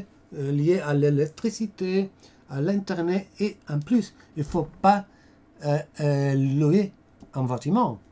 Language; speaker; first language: French; non-native, fluent; Spanish